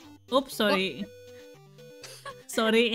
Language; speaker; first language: English; non-native, local second language; Malay